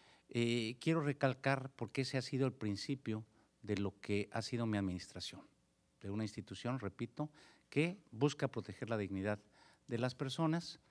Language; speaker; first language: Spanish; native; Spanish